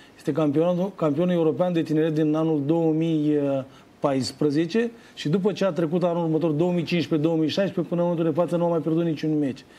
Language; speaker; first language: Romanian; native; Romanian